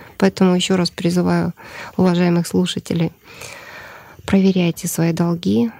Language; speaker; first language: Russian; native; Russian